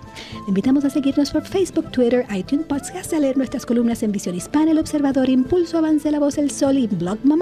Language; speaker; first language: Spanish; native; Spanish